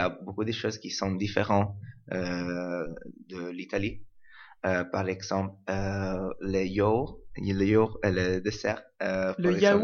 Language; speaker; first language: French; non-native, learner; Italian